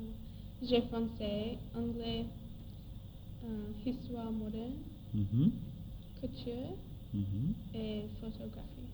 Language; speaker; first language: French; non-native, learner; English